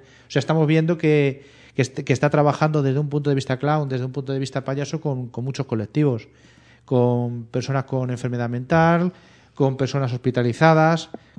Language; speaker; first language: Spanish; native; Spanish